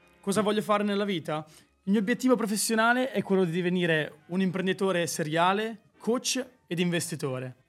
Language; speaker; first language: Italian; native; Italian